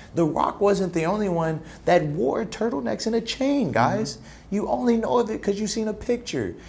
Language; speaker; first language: English; native; English